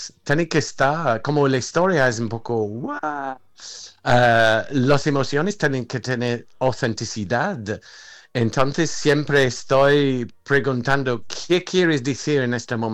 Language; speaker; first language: Spanish; non-native, fluent; English